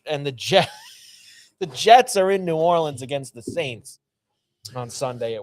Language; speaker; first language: English; native; English